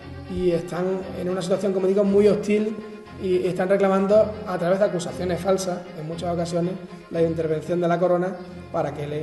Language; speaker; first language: Spanish; native; Spanish